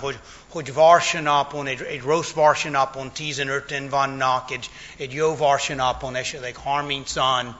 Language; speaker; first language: Hungarian; non-native, fluent; English